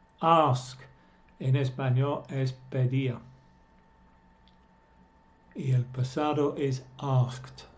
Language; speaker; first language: Spanish; non-native, fluent; English